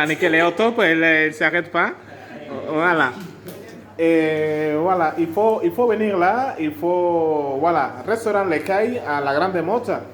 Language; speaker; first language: French; non-native, fluent; Spanish